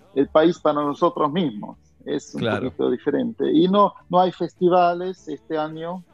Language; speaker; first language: Spanish; non-native, fluent; German